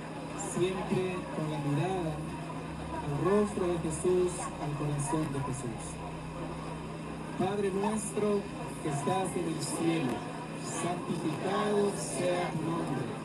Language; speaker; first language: Spanish; native; Spanish